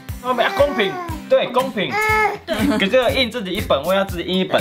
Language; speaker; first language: Chinese; native; Chinese